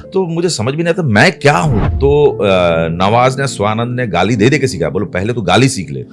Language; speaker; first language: Hindi; non-native, local second language; Bangla